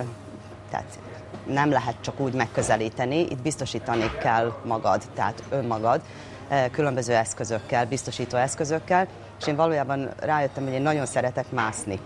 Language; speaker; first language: Hungarian; native; Hungarian